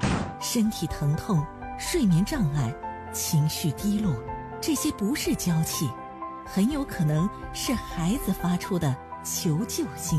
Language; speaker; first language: Chinese; native; Chinese